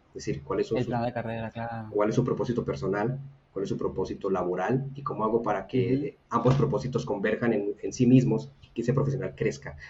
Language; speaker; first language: Spanish; native; Spanish